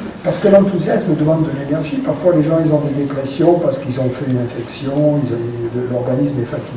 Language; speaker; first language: French; native; French